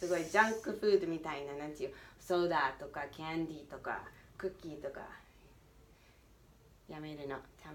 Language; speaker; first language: Japanese; non-native, learner; English